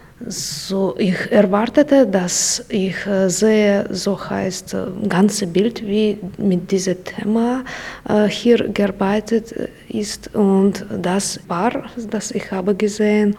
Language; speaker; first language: German; non-native, learner; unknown